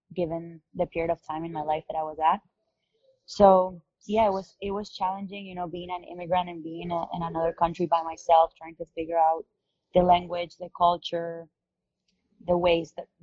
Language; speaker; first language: English; non-native, fluent; Spanish